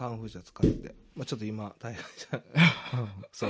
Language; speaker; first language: Japanese; native; Japanese